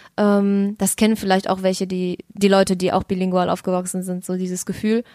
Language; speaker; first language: German; early bilingual, other home language; Russian